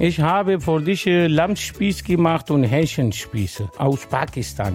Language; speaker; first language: German; non-native, learner; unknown